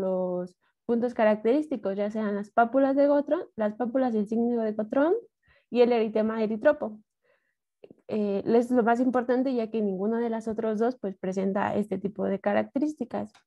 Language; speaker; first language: Spanish; native; Spanish